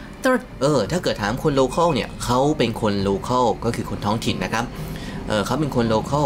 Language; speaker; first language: Thai; native; Thai